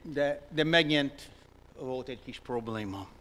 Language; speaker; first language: Hungarian; non-native, fluent; English